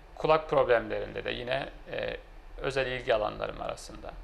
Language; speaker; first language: Turkish; native; Turkish